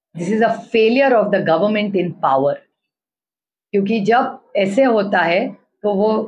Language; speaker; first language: Hindi; non-native, local second language; Marathi